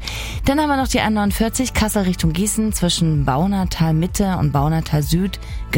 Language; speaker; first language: German; native; German